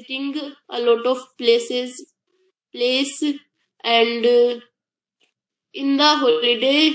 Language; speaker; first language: English; non-native, learner; Hindi